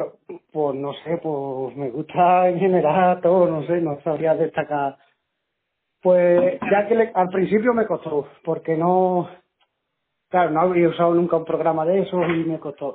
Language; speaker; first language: Spanish; native; Spanish